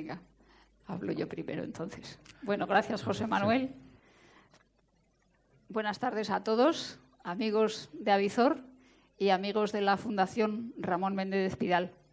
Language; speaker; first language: Spanish; native; Spanish